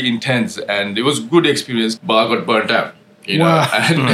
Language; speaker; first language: English; non-native, local second language; Nepali